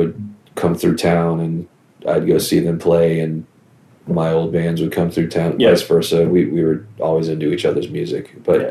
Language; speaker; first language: English; native; English